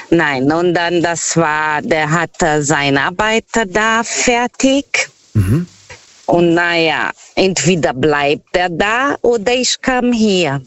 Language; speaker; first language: German; non-native, learner; Portuguese